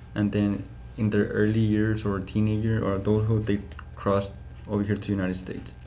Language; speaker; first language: English; early bilingual, other home language; Spanish